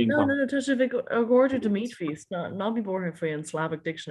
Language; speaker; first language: Irish; non-native, local second language; English